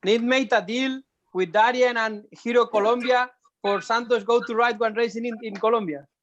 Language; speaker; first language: English; non-native, learner; Spanish